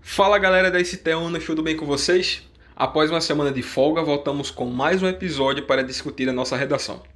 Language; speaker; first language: Portuguese; native; Portuguese